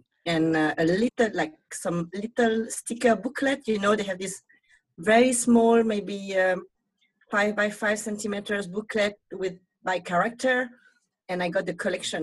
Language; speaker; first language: English; non-native, fluent; Vietnamese